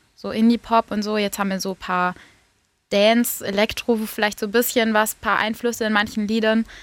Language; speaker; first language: German; native; German